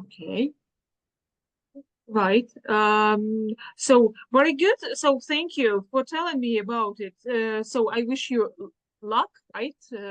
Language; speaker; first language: English; non-native, fluent; Russian